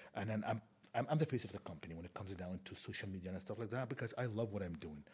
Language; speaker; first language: English; non-native, fluent; Arabic